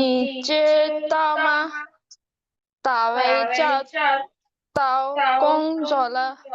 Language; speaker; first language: Chinese; non-native, learner; Urdu